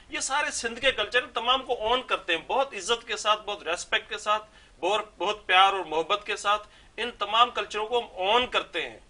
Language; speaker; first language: Urdu; non-native, local second language; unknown